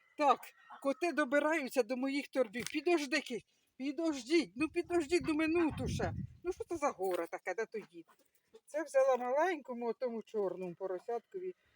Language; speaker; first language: Ukrainian; native; Ukrainian